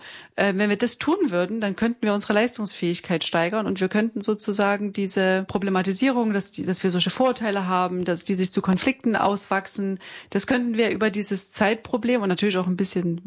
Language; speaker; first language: German; native; German